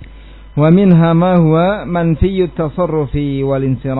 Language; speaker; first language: Arabic; non-native, fluent; Indonesian